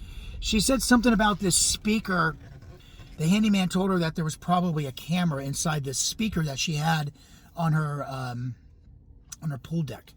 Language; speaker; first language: English; native; English